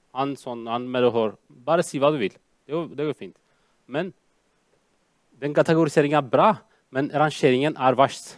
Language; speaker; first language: Norwegian; non-native, fluent; Amharic